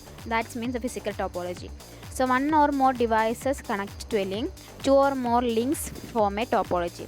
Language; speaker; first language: English; non-native, local second language; Malayalam